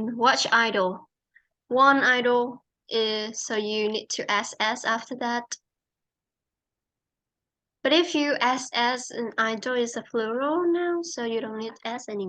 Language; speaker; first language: English; non-native, fluent; Vietnamese